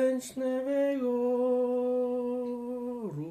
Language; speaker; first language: Polish; non-native, learner; French